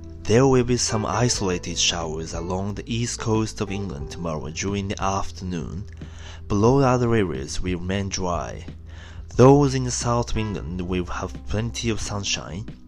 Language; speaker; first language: English; non-native, learner; Japanese